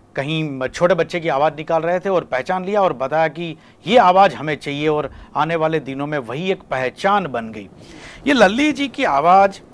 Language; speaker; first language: Hindi; non-native, local second language; Gujarati